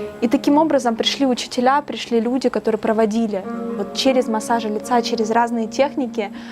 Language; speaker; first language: Russian; native; Russian